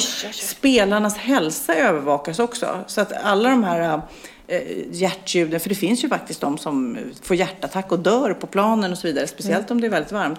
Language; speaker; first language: Swedish; native; Swedish